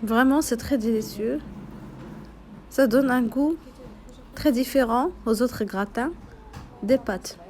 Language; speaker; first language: French; non-native, local second language; Arabic